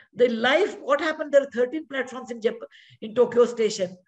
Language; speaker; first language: English; non-native, local second language; Kannada